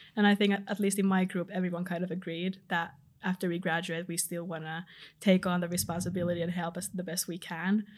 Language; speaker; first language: English; non-native, fluent; Finnish